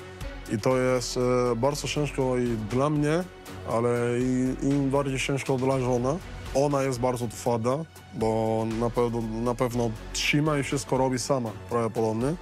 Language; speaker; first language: Polish; non-native, learner; Spanish